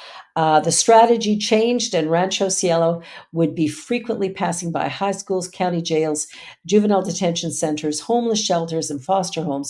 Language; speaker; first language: English; native; English